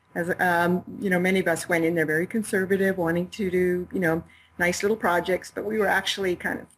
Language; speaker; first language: English; native; English